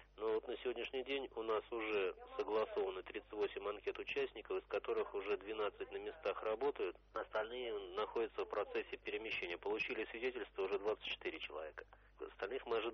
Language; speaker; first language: Russian; native; Russian